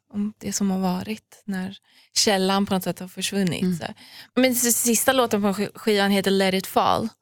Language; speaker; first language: Swedish; early bilingual, other home language; Persian